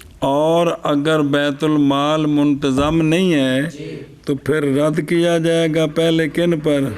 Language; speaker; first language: Urdu; non-native, local second language; Punjabi